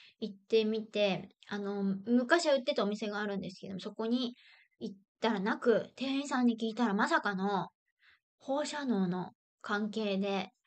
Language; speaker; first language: Japanese; native; Japanese